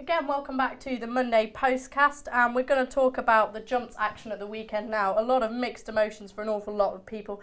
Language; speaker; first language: English; native; English